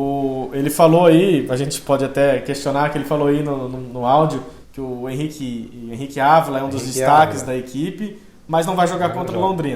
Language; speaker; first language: Portuguese; native; Portuguese